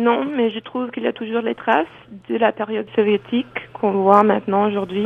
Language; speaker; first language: French; non-native, fluent; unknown